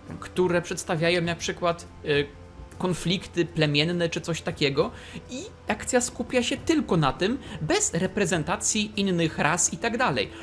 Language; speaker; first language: Polish; native; Polish